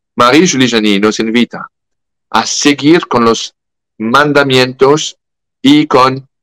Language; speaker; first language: Spanish; non-native, fluent; French